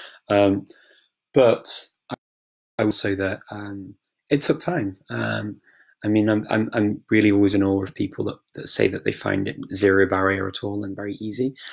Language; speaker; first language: English; native; English